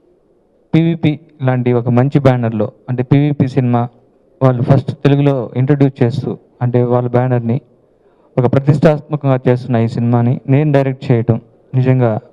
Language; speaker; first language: Telugu; native; Telugu